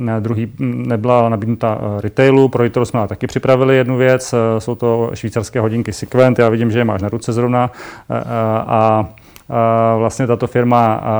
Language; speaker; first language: Czech; native; Czech